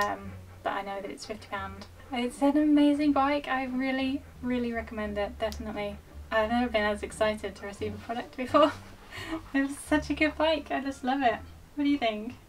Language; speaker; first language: English; native; English